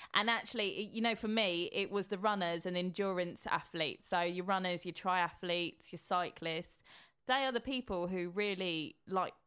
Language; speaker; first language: English; native; English